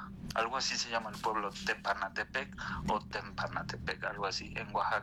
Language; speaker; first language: Spanish; native; Spanish